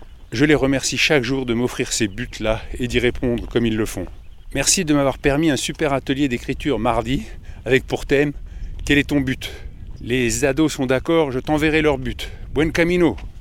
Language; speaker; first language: French; native; French